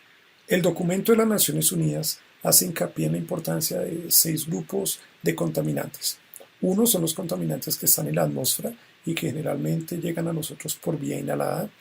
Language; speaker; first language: Spanish; native; Spanish